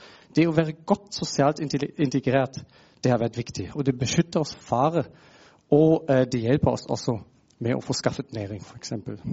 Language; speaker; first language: Norwegian; non-native, fluent; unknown